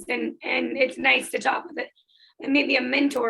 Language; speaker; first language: English; native; English